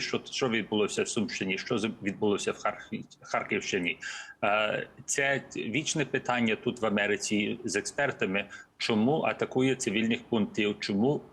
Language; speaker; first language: Ukrainian; early bilingual, heritage; English